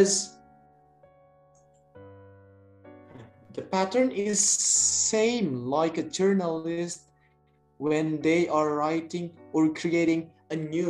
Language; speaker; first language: English; non-native, learner; Indonesian